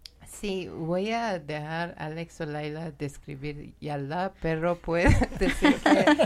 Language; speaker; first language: Spanish; non-native, learner; Persian